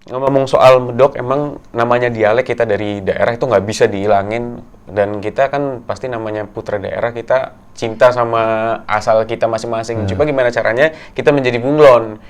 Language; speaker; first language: Indonesian; non-native, local second language; Javanese